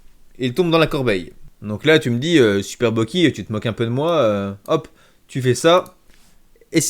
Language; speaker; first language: French; native; French